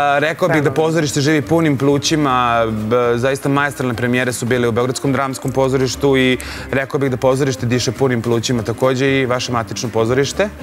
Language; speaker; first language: Serbian; native; Serbian